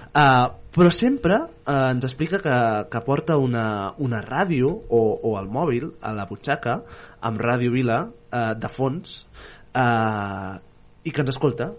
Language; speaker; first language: Catalan; native; Catalan